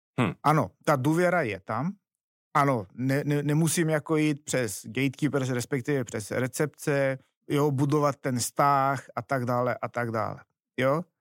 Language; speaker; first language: Czech; non-native, fluent; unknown